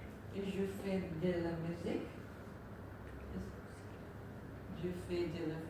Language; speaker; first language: French; non-native, learner; English